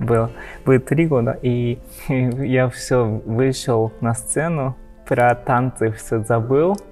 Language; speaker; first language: Russian; non-native, learner; Japanese